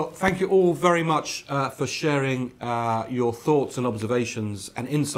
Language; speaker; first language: English; native; English